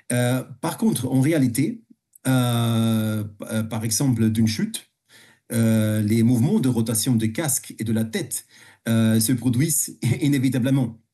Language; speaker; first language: French; non-native, fluent; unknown